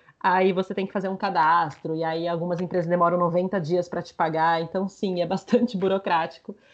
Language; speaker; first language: Portuguese; early bilingual, other home language; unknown